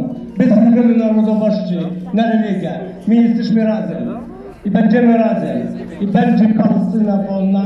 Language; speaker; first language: Polish; non-native, fluent; Arabic